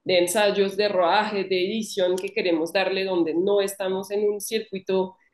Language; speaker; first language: Spanish; non-native, fluent; French